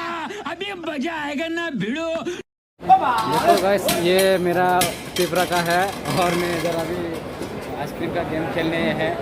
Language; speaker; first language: Hindi; non-native, local second language; Kok Borok